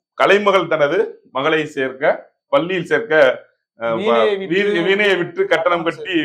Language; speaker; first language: Tamil; native; Tamil